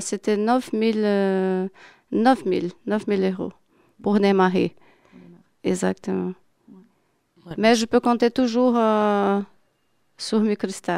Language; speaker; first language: French; non-native, fluent; Portuguese